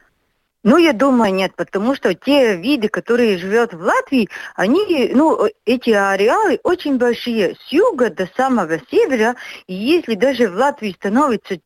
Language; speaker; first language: Russian; non-native, local second language; Latvian